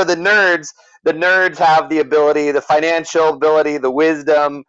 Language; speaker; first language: English; native; English